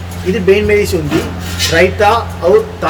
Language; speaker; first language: Telugu; non-native, learner; Tamil